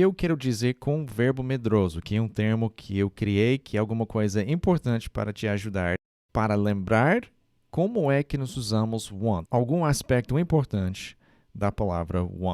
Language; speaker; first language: Portuguese; non-native, fluent; English